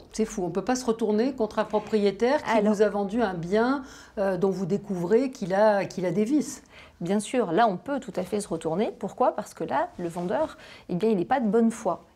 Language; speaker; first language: French; native; French